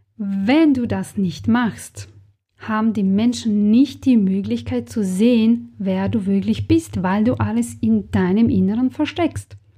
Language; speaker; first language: German; non-native, fluent; Serbian